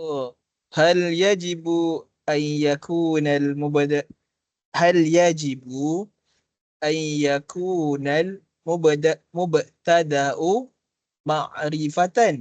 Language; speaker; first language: Arabic; non-native, learner; Malay